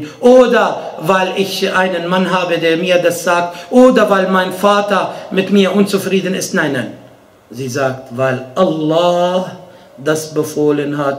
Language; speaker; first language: German; non-native, fluent; Arabic